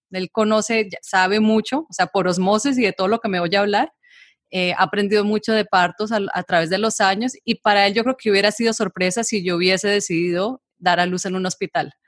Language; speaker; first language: Spanish; native; Spanish